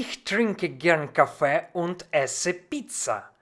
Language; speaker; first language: German; non-native, fluent; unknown